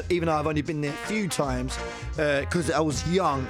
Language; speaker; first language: English; native; English